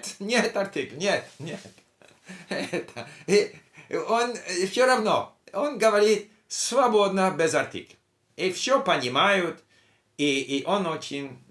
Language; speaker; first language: Russian; non-native, learner; English